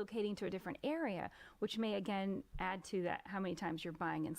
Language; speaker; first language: English; native; English